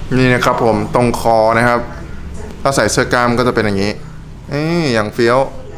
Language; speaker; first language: Thai; native; Thai